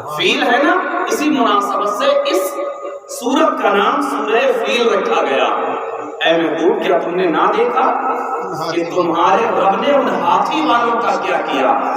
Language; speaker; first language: Urdu; native; Urdu